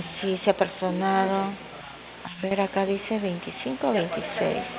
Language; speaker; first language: Spanish; native; Spanish